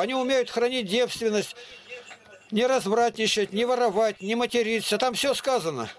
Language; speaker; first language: Russian; native; Russian